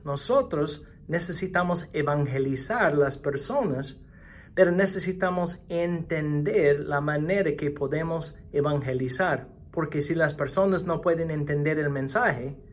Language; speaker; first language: Spanish; non-native, fluent; English